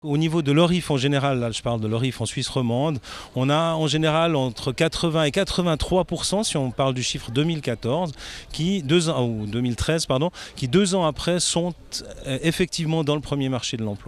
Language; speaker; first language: French; native; French